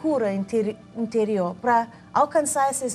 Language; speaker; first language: Portuguese; non-native, fluent; English